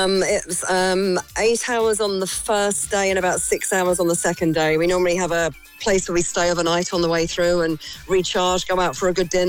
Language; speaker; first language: English; native; English